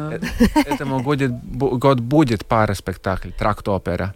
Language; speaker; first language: Russian; non-native, local second language; Latvian